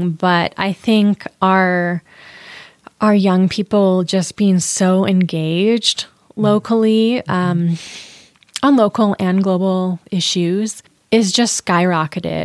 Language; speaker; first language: English; native; English